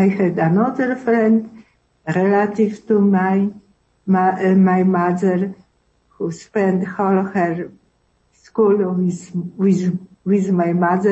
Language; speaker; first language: English; non-native, learner; Polish